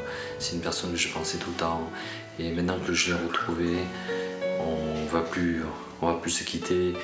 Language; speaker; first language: French; early bilingual, other home language; Korean